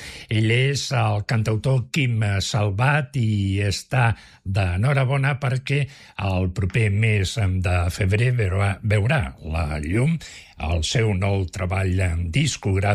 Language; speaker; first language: Catalan; native; Catalan